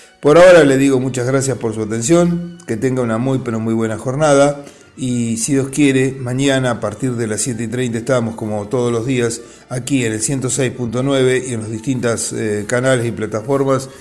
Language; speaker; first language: Spanish; native; Spanish